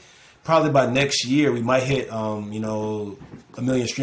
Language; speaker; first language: English; native; English